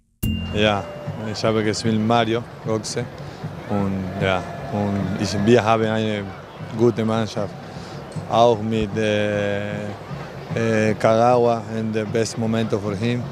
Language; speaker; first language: German; non-native, learner; Spanish